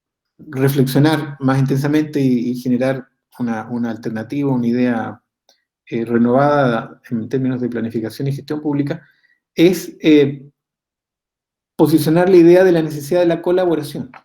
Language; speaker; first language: Spanish; native; Spanish